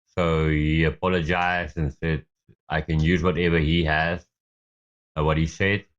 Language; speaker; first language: English; non-native, local second language; Afrikaans